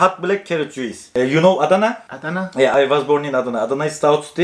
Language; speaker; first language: English; non-native, learner; Turkish